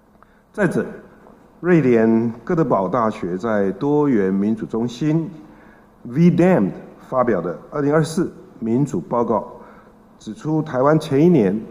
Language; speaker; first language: Chinese; native; Chinese